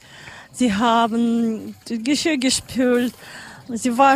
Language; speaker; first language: German; non-native, learner; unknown